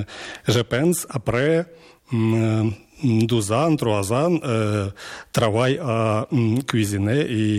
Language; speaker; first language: French; non-native, learner; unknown